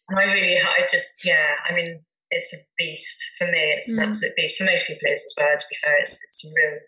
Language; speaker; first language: English; native; English